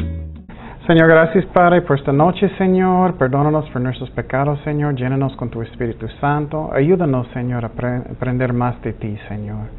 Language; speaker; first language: Spanish; non-native, fluent; English